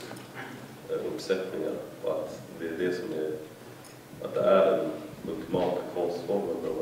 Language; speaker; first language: Swedish; native; Swedish